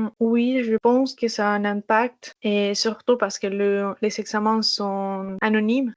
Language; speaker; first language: French; non-native, fluent; Spanish